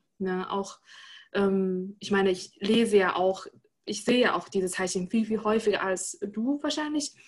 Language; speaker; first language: German; non-native, fluent; Chinese